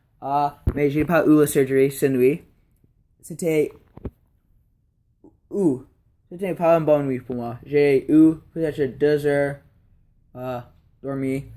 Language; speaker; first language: French; non-native, learner; English